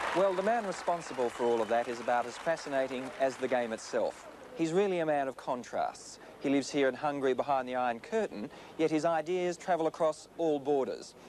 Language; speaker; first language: English; native; English